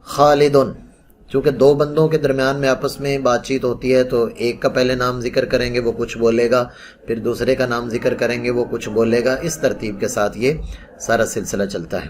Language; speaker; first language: Urdu; non-native, local second language; Punjabi